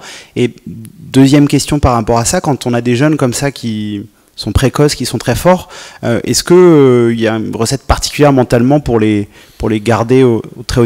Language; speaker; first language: French; native; French